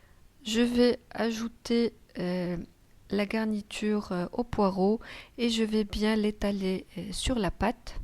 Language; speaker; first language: French; non-native, local second language; Arabic